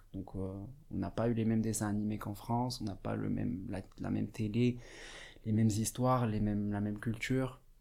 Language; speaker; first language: French; non-native, local second language; Arabic